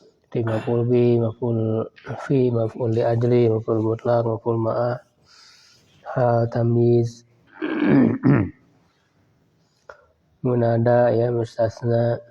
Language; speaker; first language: Arabic; non-native, fluent; Indonesian